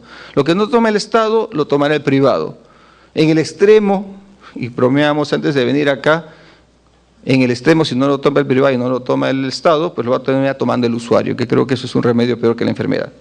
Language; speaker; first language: Spanish; native; Spanish